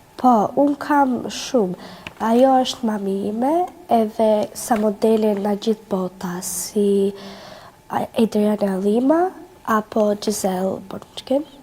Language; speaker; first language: Albanian; early bilingual, heritage; Albanian